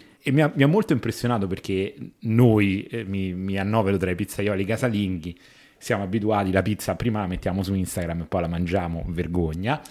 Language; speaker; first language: Italian; native; Italian